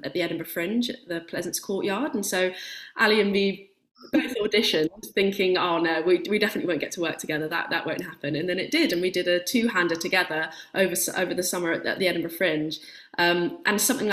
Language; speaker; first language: English; native; English